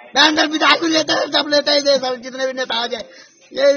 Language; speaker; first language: Hindi; native; Hindi